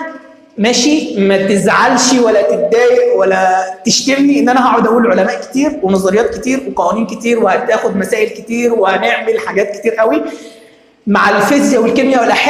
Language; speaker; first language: Arabic; native; Arabic